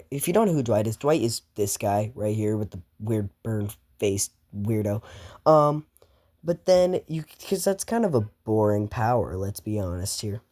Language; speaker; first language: English; native; English